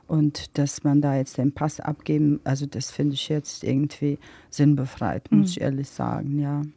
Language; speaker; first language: German; non-native, fluent; Croatian